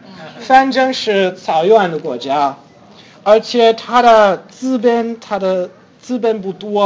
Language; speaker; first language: Chinese; non-native, fluent; English